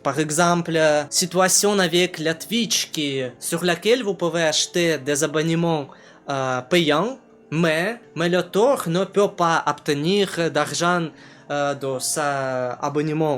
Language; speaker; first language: French; non-native, learner; Russian